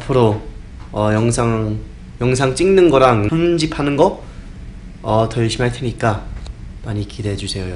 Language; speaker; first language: Korean; early bilingual, heritage; Korean